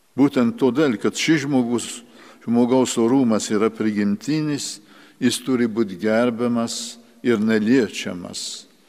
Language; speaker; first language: Lithuanian; early bilingual, heritage; Lithuanian